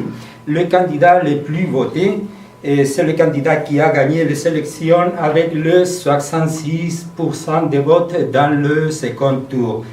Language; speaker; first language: French; non-native, learner; Spanish